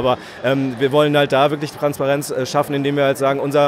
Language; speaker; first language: German; native; German